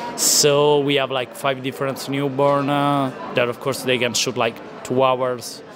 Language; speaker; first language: English; non-native, fluent; Italian